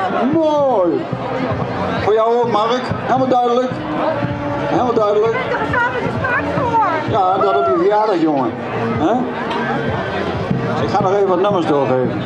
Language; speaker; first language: Dutch; native; Dutch